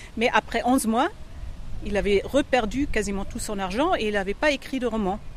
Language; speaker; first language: French; non-native, fluent; German